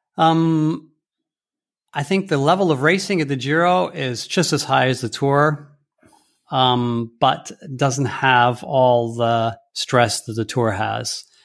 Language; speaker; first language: English; early bilingual, heritage; English